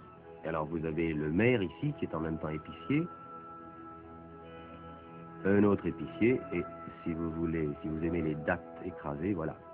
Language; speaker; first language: French; native; French